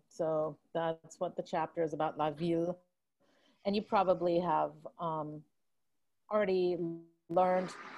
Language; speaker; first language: English; native; English